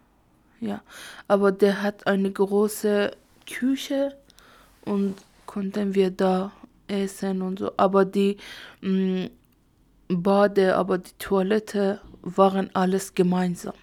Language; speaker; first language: German; non-native, learner; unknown